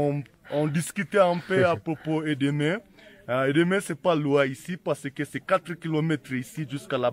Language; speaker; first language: French; non-native, learner; Swahili